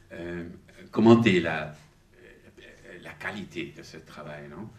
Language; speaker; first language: French; non-native, learner; German